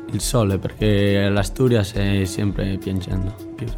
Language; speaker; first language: Italian; non-native, learner; Spanish